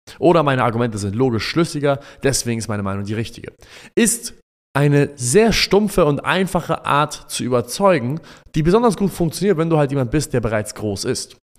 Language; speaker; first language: German; early bilingual, other home language; Arabic